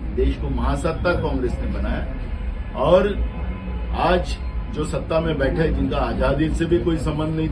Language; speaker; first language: Hindi; non-native, local second language; Marathi